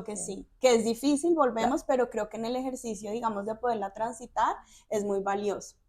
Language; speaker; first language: Spanish; native; Spanish